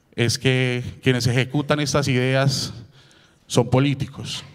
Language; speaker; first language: Spanish; native; Spanish